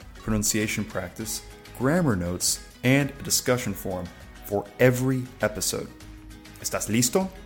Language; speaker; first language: English; native; English